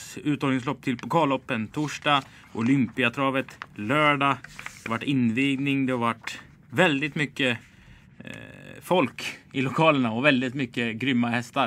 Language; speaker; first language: Swedish; native; Swedish